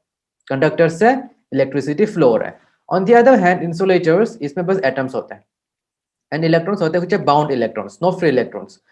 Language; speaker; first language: English; non-native, local second language; Hindi